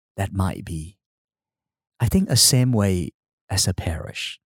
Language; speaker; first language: English; non-native, fluent; Vietnamese